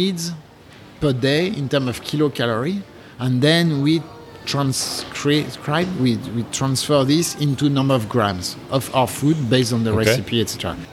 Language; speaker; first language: English; non-native, fluent; French